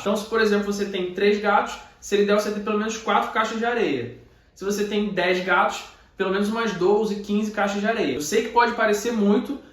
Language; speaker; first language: Portuguese; native; Portuguese